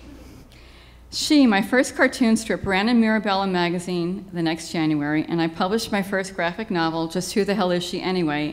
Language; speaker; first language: English; native; English